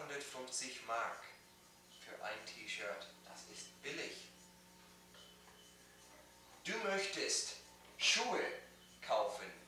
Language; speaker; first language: German; non-native, learner; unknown